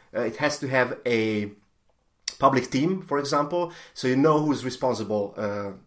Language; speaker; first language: English; non-native, fluent; Hungarian